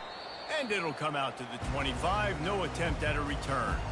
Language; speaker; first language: English; native; English